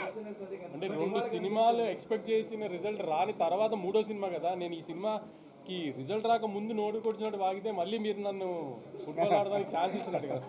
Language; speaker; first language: Telugu; native; Telugu